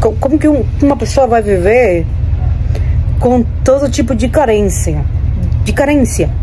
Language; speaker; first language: Portuguese; non-native, fluent; Spanish